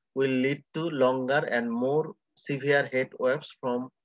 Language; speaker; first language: English; non-native, local second language; Bangla